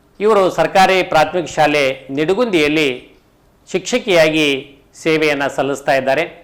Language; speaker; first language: Kannada; native; Kannada